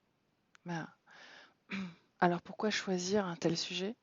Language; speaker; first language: French; native; French